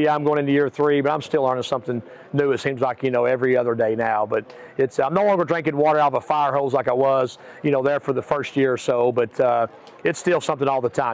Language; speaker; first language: English; native; English